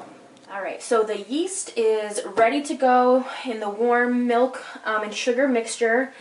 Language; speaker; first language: English; native; English